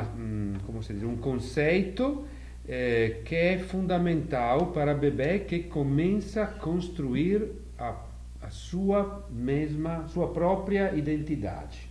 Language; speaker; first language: Portuguese; non-native, fluent; Italian